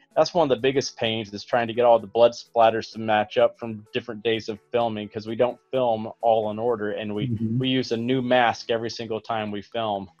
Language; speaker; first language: English; native; English